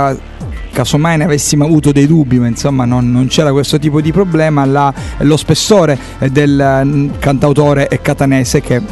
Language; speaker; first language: Italian; native; Italian